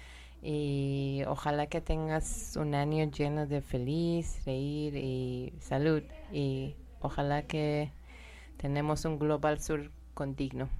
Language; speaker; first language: Spanish; non-native, learner; Persian